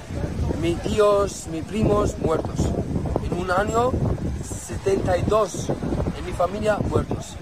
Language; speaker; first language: Spanish; non-native, learner; Arabic